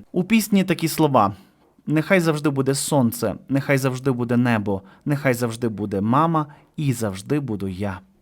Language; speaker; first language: Ukrainian; native; Ukrainian